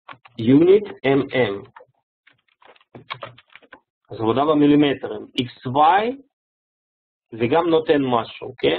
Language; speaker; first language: Hebrew; non-native, fluent; Russian